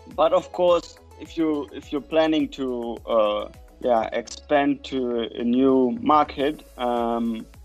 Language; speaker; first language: English; non-native, fluent; German